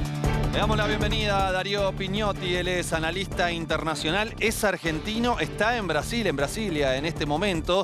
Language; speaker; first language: Spanish; native; Spanish